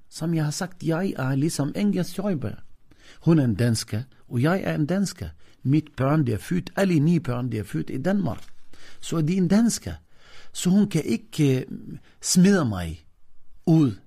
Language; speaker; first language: Danish; non-native, fluent; Arabic